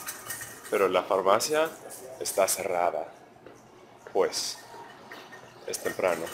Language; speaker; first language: Spanish; non-native, fluent; English